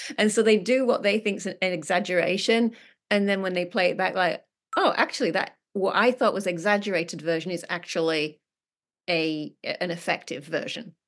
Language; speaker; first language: English; native; English